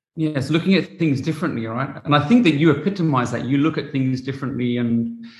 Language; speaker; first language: English; native; English